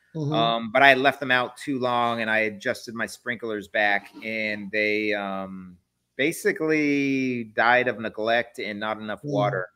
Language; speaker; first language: English; native; English